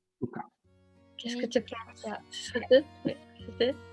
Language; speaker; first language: French; non-native, learner; Japanese